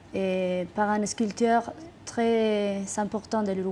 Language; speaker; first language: French; non-native, fluent; Spanish